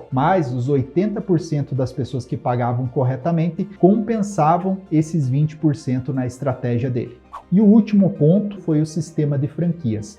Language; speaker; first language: Portuguese; native; Portuguese